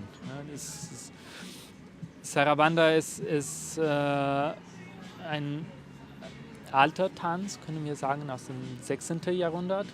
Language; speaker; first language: German; non-native, fluent; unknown